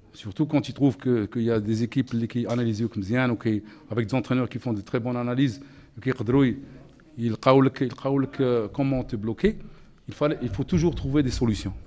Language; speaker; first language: French; non-native, local second language; Arabic